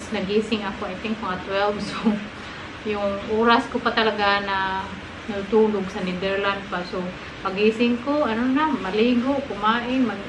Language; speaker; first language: Filipino; non-native, local second language; Cebuano